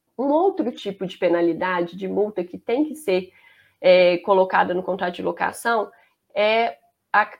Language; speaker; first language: Portuguese; native; Portuguese